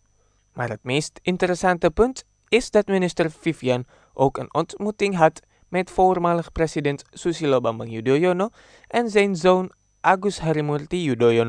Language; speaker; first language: Dutch; non-native, fluent; Indonesian